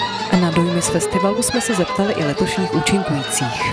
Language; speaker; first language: Czech; native; Czech